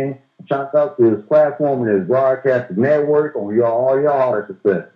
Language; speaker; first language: English; native; English